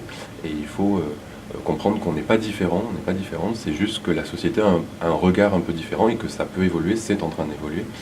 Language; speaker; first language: French; native; French